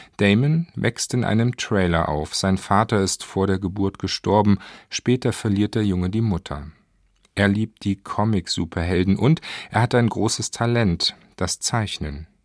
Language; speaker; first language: German; native; German